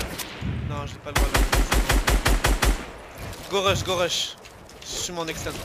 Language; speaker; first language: French; native; French